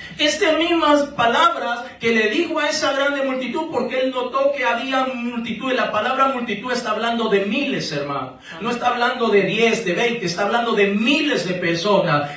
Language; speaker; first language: Spanish; native; Spanish